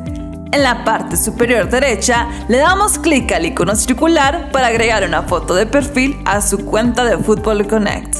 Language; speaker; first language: Spanish; native; Spanish